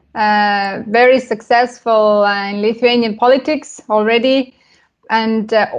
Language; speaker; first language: English; non-native, fluent; Estonian